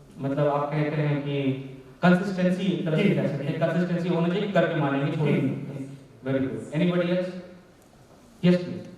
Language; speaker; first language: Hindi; non-native, local second language; Maithili